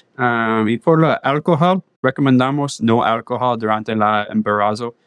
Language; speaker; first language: Spanish; non-native, learner; English